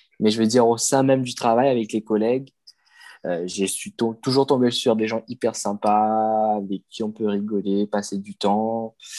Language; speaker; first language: French; non-native, local second language; Morisyen